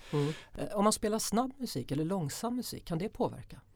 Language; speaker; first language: Swedish; native; Swedish